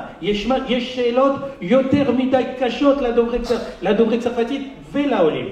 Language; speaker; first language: Hebrew; non-native, fluent; French